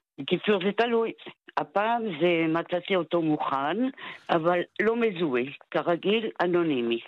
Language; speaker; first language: Hebrew; non-native, fluent; French